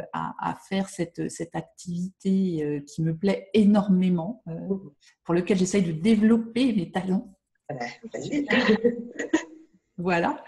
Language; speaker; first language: French; native; French